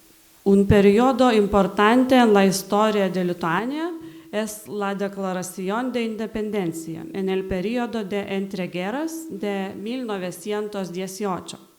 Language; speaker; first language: Spanish; non-native, learner; Lithuanian